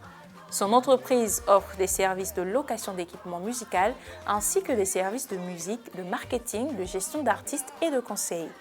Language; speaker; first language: French; native; French